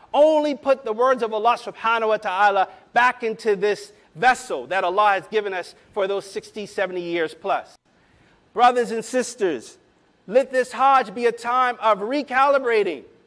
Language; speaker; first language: English; native; English